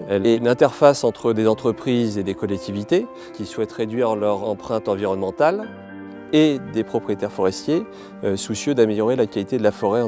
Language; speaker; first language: French; native; French